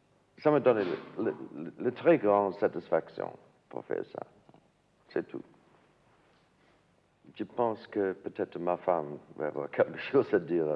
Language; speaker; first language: French; non-native, learner; English